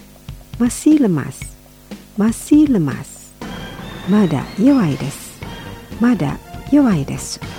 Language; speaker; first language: Japanese; non-native, fluent; Indonesian